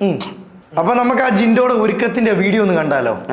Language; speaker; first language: Malayalam; native; Malayalam